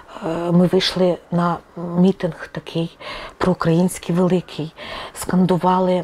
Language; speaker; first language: Ukrainian; non-native, local second language; Russian